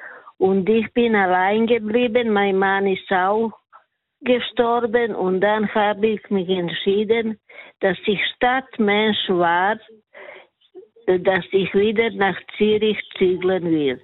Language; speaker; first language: German; non-native, learner; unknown